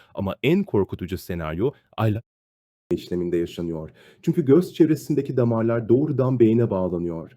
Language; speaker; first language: Turkish; native; Turkish